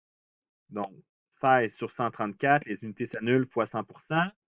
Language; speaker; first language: French; native; French